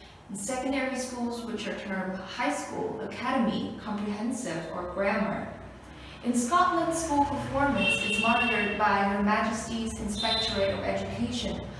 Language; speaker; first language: English; non-native, fluent; Vietnamese